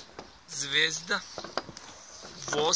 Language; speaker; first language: Russian; non-native, learner; Turkish